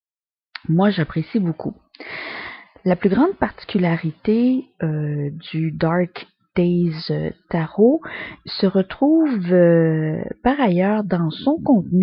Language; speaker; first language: French; native; French